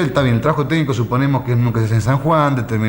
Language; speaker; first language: Spanish; native; Spanish